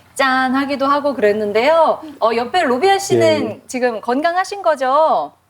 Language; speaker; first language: Korean; native; Korean